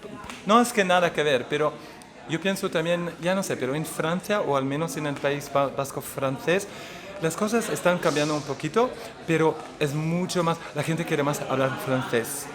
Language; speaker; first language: Spanish; non-native, fluent; Dutch